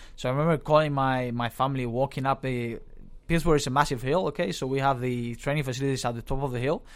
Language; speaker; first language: English; non-native, fluent; Spanish